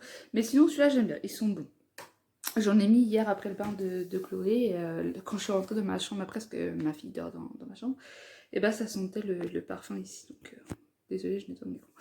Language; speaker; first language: French; native; French